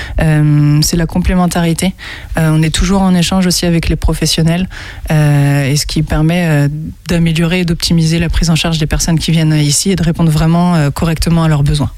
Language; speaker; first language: French; native; French